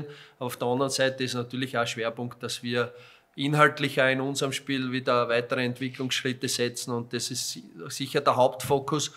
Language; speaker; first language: German; native; German